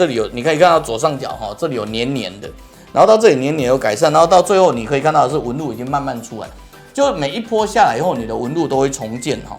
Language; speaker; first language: Chinese; native; Chinese